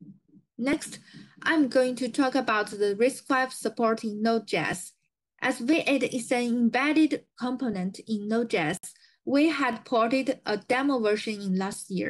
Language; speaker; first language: English; non-native, fluent; Chinese